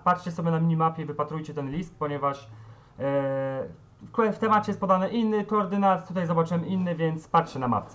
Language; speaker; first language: Polish; native; Polish